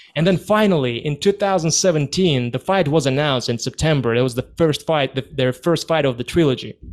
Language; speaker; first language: English; non-native, fluent; Russian